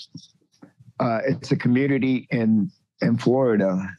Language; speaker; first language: English; native; English